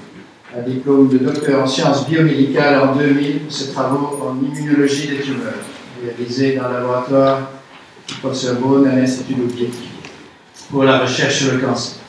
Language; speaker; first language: French; native; French